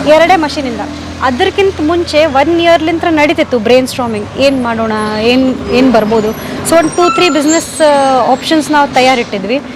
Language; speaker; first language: Kannada; native; Kannada